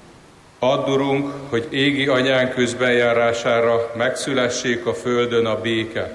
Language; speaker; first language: Hungarian; native; Hungarian